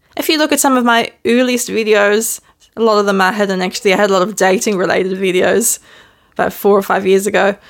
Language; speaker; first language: English; native; English